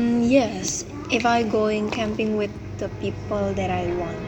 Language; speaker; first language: English; non-native, learner; Indonesian